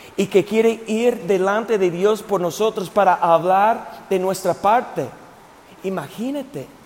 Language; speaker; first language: Spanish; non-native, fluent; English